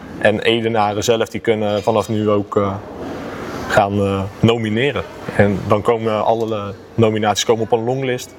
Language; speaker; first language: Dutch; native; Dutch